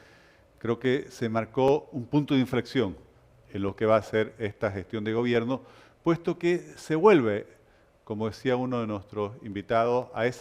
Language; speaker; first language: Spanish; native; Spanish